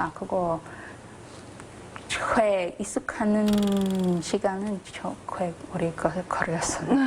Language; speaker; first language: Korean; non-native, learner; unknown